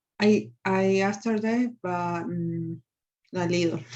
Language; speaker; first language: English; non-native, learner; Spanish